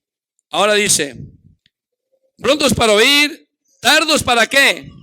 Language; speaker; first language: Spanish; native; Spanish